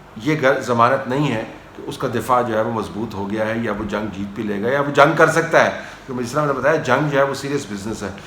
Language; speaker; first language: Urdu; native; Urdu